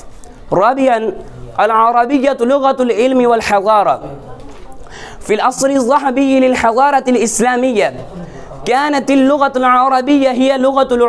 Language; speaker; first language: Arabic; non-native, learner; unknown